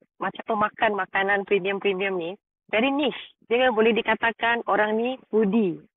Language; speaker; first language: Malay; native; Malay